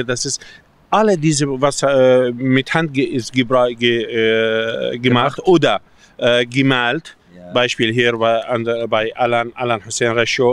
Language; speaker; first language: German; non-native, fluent; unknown